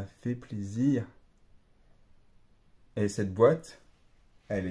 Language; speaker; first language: French; native; French